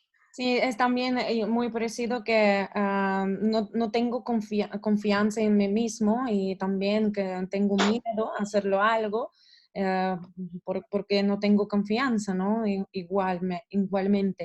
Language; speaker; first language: Spanish; non-native, learner; Russian